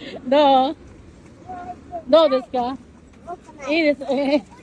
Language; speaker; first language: Japanese; non-native, fluent; Filipino